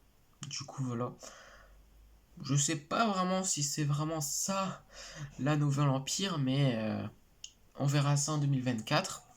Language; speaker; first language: French; native; French